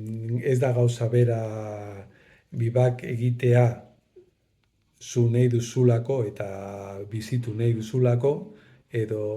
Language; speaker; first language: Basque; non-native, local second language; Spanish